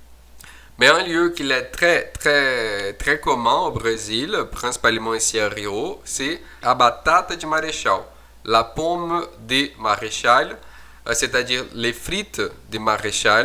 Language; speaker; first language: French; non-native, fluent; Portuguese